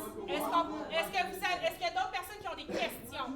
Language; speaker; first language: French; native; French